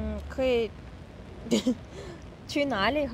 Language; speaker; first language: Chinese; non-native, fluent; Russian